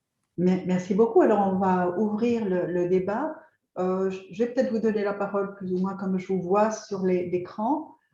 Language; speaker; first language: French; native; French